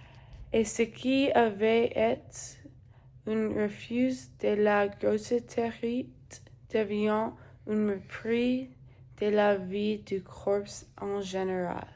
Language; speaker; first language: French; non-native, learner; English